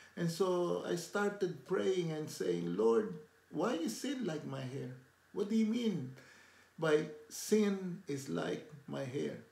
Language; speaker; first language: English; non-native, local second language; Filipino